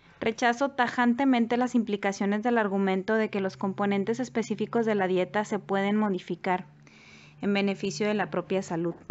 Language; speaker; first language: Spanish; native; Spanish